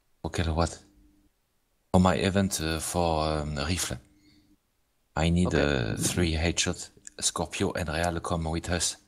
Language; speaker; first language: English; non-native, learner; French